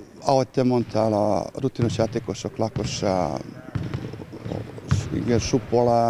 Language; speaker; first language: Hungarian; non-native, learner; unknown